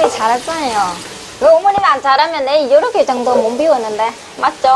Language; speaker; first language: Korean; non-native, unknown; Vietnamese